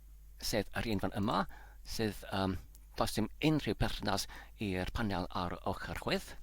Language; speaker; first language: Welsh; non-native, learner; Polish